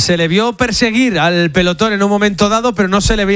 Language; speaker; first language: Spanish; native; Spanish